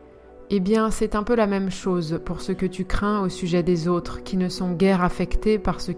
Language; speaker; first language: French; native; French